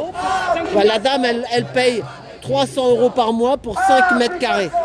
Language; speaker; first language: French; native; French